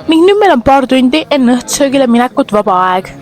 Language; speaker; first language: Estonian; native; Estonian